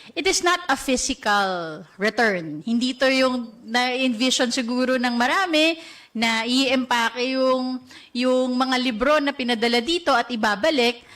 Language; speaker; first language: Filipino; native; Filipino